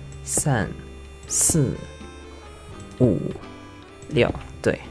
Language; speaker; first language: Chinese; non-native, learner; English